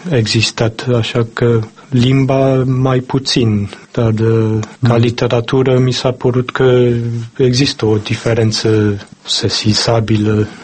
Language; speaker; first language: Romanian; non-native, fluent; English